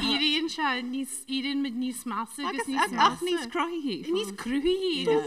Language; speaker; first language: Irish; native; Irish